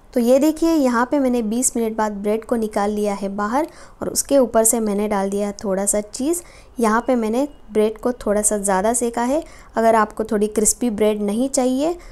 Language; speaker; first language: Hindi; non-native, local second language; Marathi